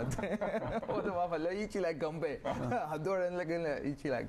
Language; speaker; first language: Chinese; non-native, learner; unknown